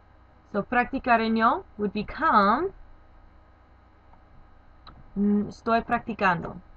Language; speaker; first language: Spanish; non-native, learner; English